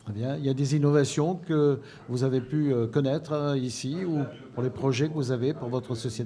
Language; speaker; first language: French; native; French